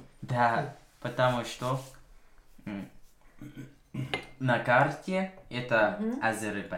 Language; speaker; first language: Russian; non-native, learner; English